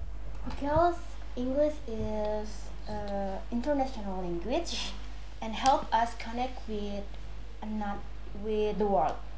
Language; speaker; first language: English; non-native, local second language; Indonesian